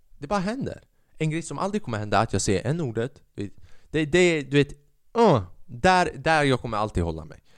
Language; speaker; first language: Swedish; early bilingual, other home language; Albanian